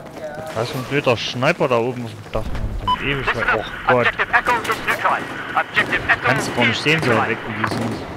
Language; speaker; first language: German; native; German